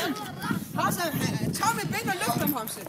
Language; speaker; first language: Danish; early bilingual, other home language; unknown